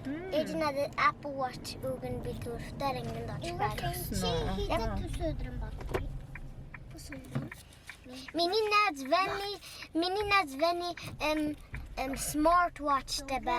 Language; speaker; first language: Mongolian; early bilingual, heritage; Mongolian